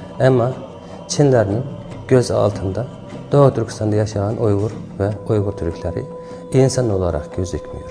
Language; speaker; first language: Turkish; non-native, learner; Uyghur